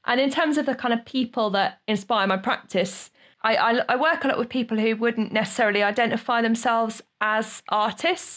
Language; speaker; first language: English; native; English